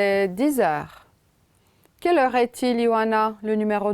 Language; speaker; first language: French; non-native, fluent; Romanian